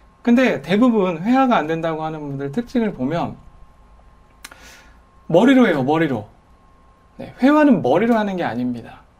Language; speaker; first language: Korean; native; Korean